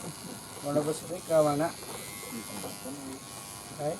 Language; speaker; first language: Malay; non-native, local second language; Sundanese